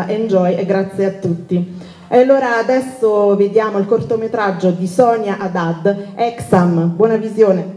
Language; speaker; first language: Italian; native; Italian